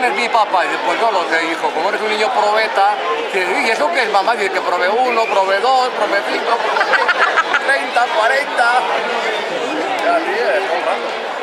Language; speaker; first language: Spanish; native; Spanish